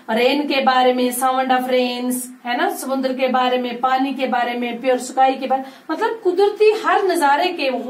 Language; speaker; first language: Urdu; non-native, local second language; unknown